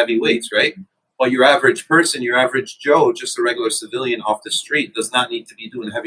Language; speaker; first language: English; non-native, fluent; Arabic